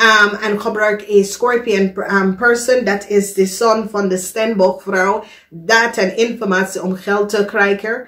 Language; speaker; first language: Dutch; non-native, learner; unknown